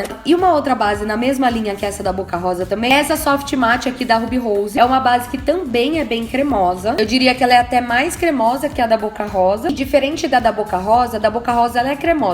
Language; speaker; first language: Portuguese; native; Portuguese